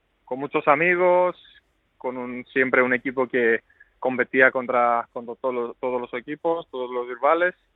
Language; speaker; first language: Spanish; non-native, fluent; Greek